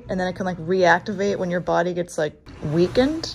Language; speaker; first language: English; native; English